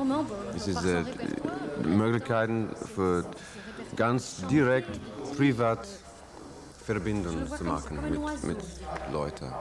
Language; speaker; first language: German; non-native, learner; English